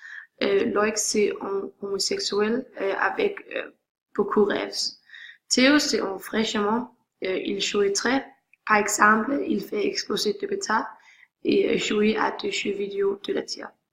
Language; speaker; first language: French; non-native, learner; Swedish